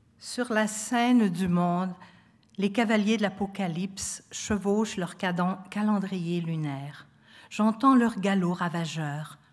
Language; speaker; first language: French; native; French